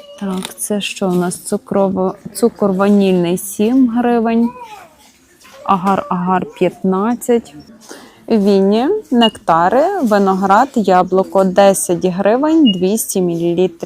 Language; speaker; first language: Ukrainian; native; Ukrainian